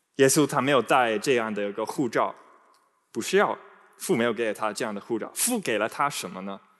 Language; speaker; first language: Chinese; non-native, fluent; English